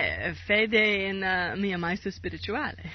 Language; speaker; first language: Italian; non-native, learner; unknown